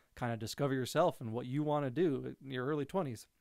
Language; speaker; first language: English; native; English